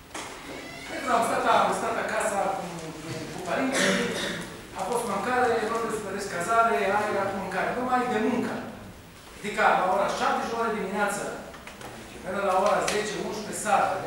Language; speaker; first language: Romanian; non-native, learner; Hebrew